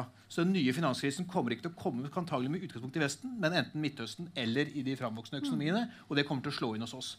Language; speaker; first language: Norwegian; native; Norwegian